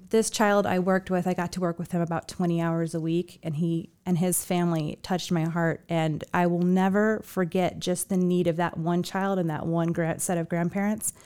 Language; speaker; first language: English; native; English